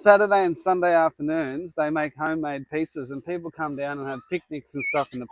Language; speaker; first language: English; native; English